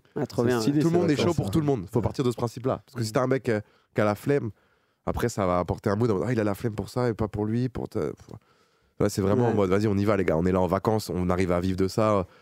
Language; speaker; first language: French; native; French